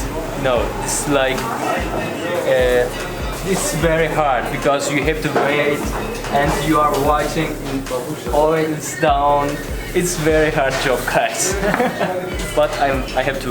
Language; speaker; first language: English; non-native, learner; Turkish